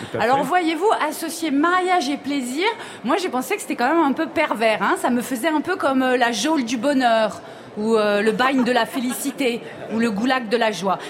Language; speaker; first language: French; native; French